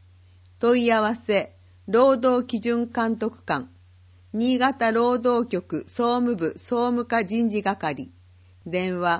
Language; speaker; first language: Japanese; native; Japanese